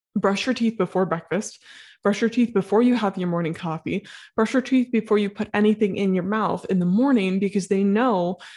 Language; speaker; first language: English; native; English